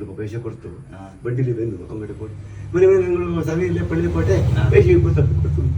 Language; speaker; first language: Malayalam; non-native, learner; Kannada